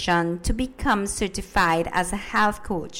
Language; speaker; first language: English; early bilingual, other home language; Spanish